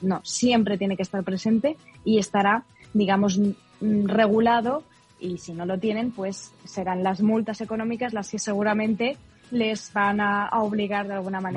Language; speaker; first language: Spanish; native; Spanish